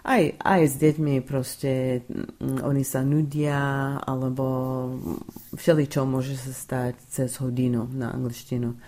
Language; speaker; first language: Slovak; non-native, fluent; English